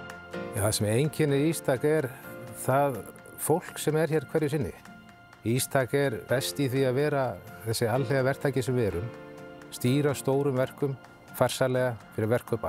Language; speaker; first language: Icelandic; native; Icelandic